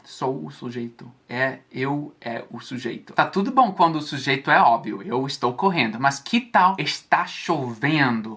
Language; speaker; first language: Portuguese; non-native, fluent; English